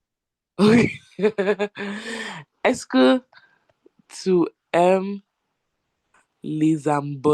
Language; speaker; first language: French; non-native, learner; English